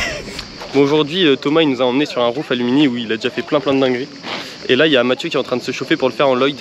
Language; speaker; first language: French; native; French